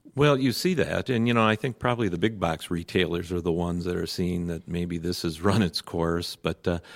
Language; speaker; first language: English; native; English